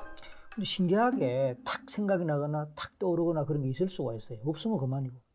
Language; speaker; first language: Korean; native; Korean